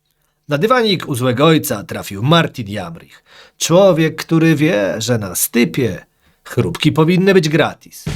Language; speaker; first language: Polish; native; Polish